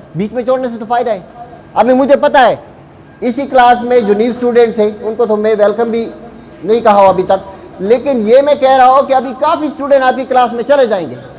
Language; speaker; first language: Urdu; non-native, local second language; Pashto